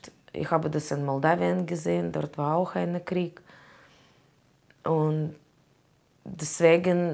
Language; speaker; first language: German; non-native, learner; Russian